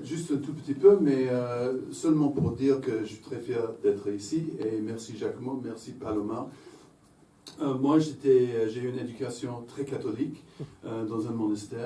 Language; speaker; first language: French; non-native, fluent; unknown